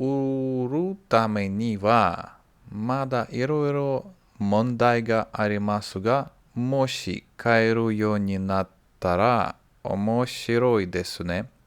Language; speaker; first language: Japanese; non-native, learner; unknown